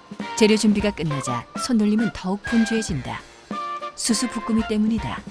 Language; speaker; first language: Korean; native; Korean